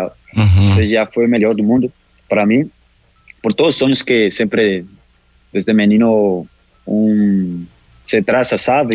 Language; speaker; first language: Portuguese; non-native, local second language; Spanish